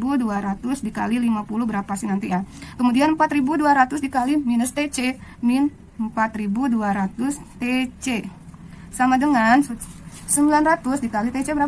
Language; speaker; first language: Indonesian; native; Indonesian